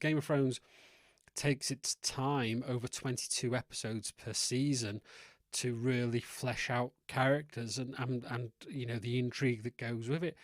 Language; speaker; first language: English; native; English